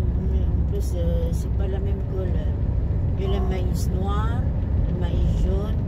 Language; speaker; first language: French; non-native, fluent; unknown